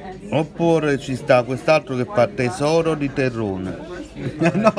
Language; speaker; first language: Italian; native; Italian